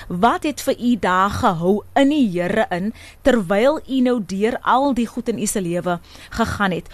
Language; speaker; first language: Afrikaans; non-native, local second language; English